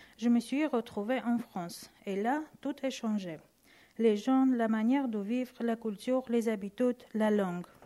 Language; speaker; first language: French; non-native, learner; Armenian